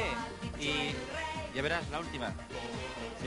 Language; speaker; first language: Spanish; native; Spanish